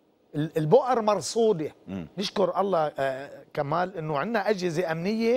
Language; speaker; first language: Arabic; native; Arabic